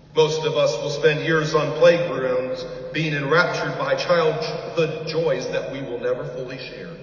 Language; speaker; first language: English; native; English